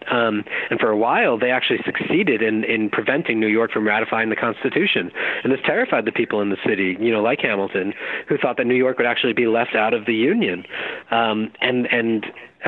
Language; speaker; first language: English; native; English